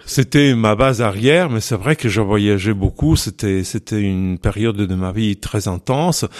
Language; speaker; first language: French; non-native, fluent; Italian